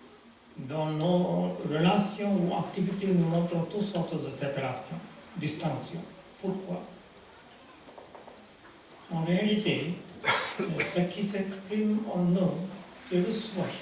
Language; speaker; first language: French; non-native, fluent; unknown